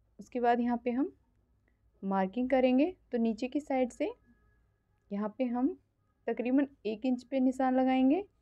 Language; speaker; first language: Hindi; native; Hindi